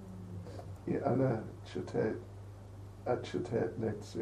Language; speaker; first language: Russian; non-native, learner; English